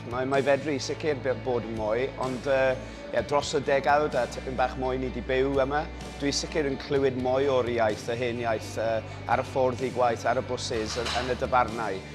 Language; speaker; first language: Welsh; non-native, local second language; English